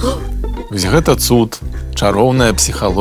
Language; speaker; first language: Belarusian; native; Belarusian